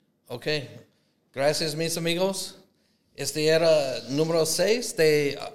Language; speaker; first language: Spanish; non-native, fluent; English